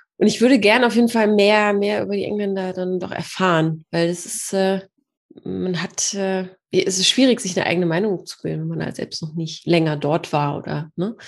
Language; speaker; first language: German; early bilingual, other home language; Polish